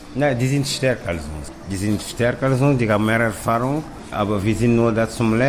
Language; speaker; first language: German; non-native, learner; Kabuverdianu